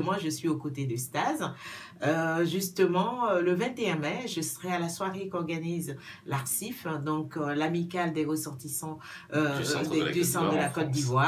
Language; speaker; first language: French; non-native, local second language; Baoulé